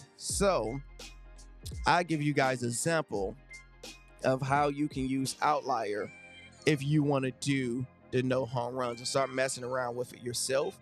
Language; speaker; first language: English; native; English